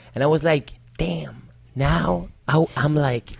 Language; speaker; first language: English; non-native, fluent; French